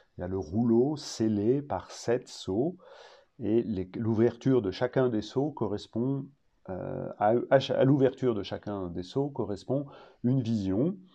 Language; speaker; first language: French; native; French